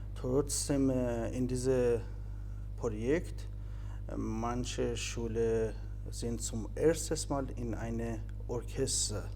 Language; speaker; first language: German; non-native, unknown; Persian